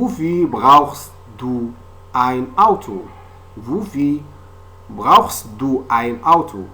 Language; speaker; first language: German; non-native, fluent; French